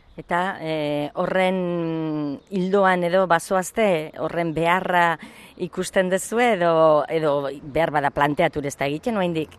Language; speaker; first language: Basque; native; Basque